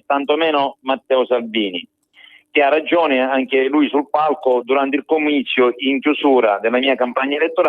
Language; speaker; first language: Italian; native; Italian